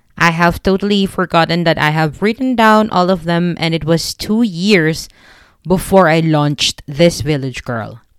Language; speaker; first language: English; non-native, local second language; Filipino